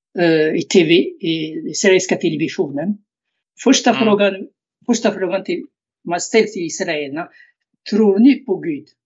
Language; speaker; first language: Swedish; non-native, fluent; Arabic